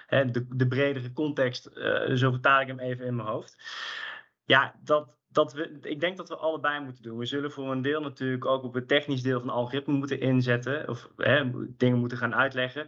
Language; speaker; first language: Dutch; native; Dutch